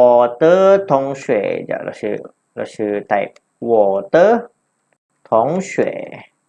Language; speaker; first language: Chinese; non-native, local second language; Malay